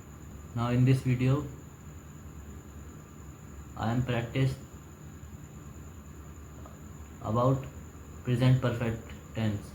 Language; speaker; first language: English; non-native, learner; Hindi